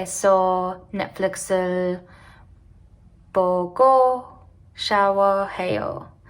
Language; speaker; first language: Korean; non-native, learner; English